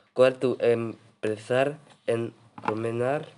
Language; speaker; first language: Spanish; non-native, learner; French